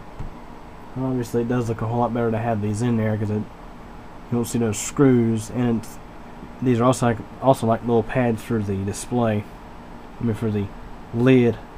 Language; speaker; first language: English; native; English